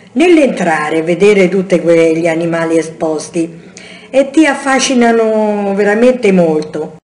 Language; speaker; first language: Italian; native; Italian